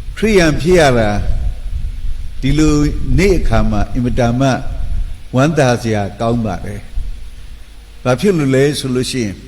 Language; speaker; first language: Burmese; non-native, local second language; S'gaw Karen